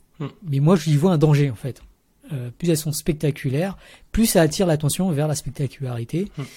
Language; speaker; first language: French; early bilingual, other home language; Vietnamese